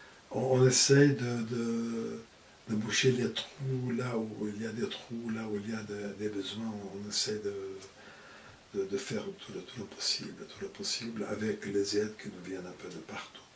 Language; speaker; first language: French; non-native, fluent; Arabic